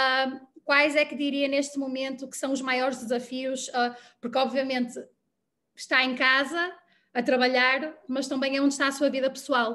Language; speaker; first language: Portuguese; native; Portuguese